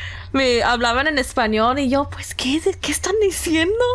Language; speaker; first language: Spanish; early bilingual, heritage; Spanish